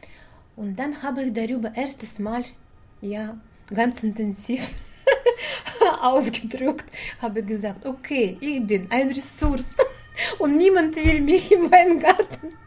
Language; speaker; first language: German; non-native, learner; Russian